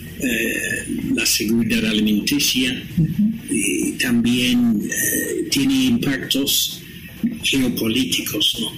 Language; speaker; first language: Spanish; non-native, fluent; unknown